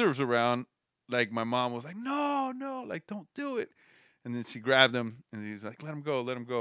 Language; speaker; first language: English; early bilingual, other home language; Spanish